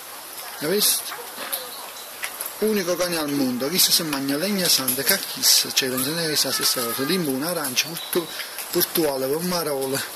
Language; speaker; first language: Italian; non-native, local second language; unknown